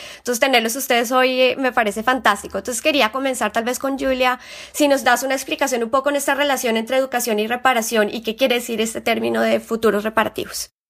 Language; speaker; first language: Spanish; native; Spanish